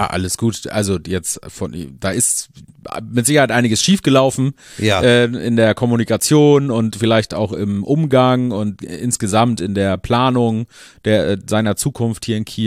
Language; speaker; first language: German; native; German